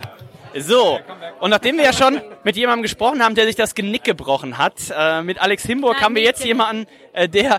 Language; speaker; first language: German; native; German